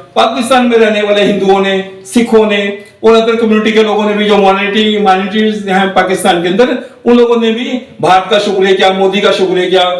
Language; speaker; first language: Hindi; native; Hindi